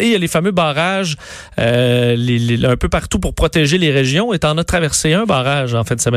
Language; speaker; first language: French; native; French